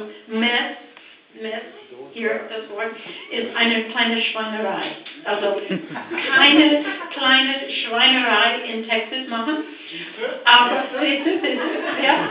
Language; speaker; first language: German; non-native, fluent; English